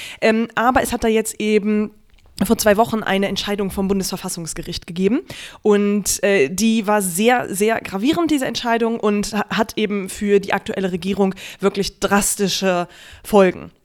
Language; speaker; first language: German; native; German